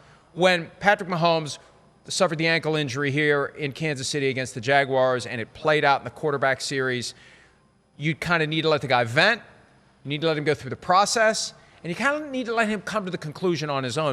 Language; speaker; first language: English; native; English